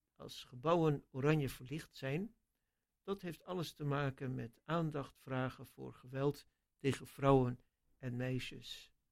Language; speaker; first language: Dutch; native; Dutch